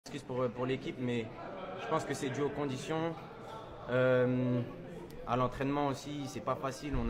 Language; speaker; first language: French; early bilingual, other home language; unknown